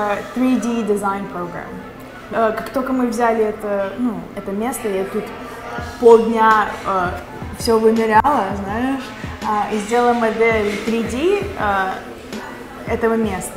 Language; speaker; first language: Russian; early bilingual, other home language; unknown